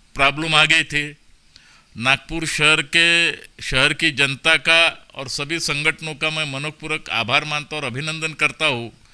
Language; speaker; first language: Hindi; non-native, local second language; Marathi